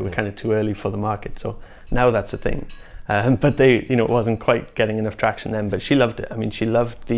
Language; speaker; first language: English; native; English